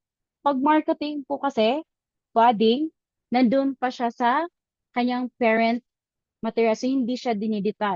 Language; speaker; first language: Filipino; native; Filipino